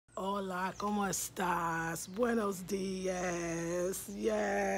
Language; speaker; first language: Spanish; non-native, learner; English